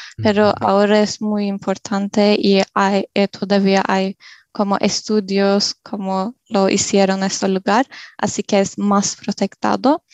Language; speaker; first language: Spanish; non-native, learner; Turkish